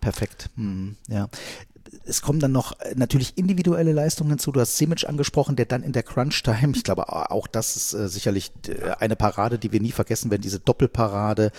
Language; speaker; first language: German; native; German